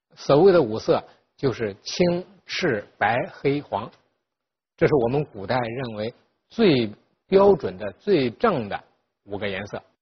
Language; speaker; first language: Chinese; native; Chinese